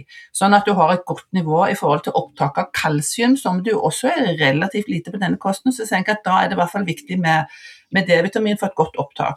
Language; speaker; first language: Norwegian; native; Norwegian